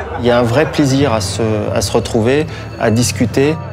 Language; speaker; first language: French; native; French